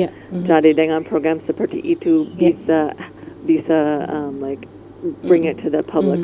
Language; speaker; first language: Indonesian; non-native, learner; English